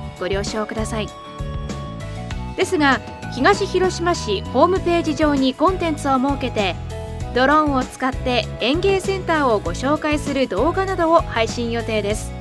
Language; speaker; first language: Japanese; native; Japanese